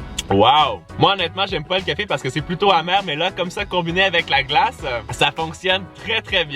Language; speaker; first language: French; native; French